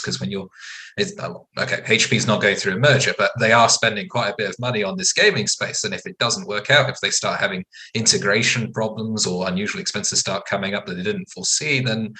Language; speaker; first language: English; native; English